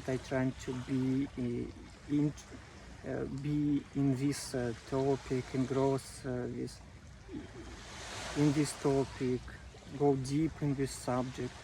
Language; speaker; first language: English; non-native, learner; Russian